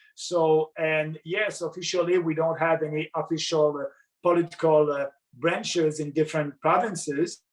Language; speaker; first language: English; non-native, local second language; French